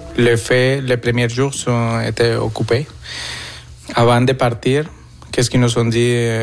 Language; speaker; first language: French; non-native, fluent; Spanish